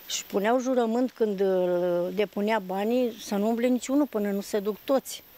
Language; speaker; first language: Romanian; native; Romanian